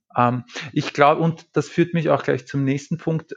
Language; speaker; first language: German; native; German